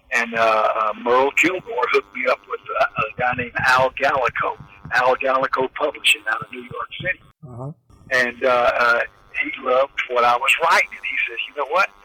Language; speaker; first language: English; native; English